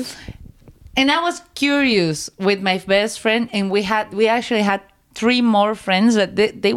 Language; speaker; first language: English; non-native, learner; Spanish